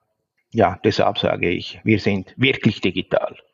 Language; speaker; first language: German; non-native, fluent; Italian